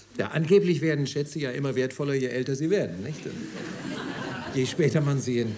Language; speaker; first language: German; native; German